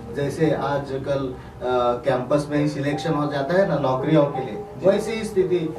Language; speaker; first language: Hindi; non-native, local second language; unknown